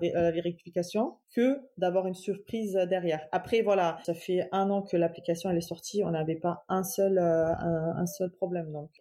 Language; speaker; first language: French; non-native, fluent; German